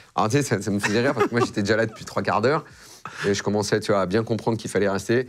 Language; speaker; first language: French; native; French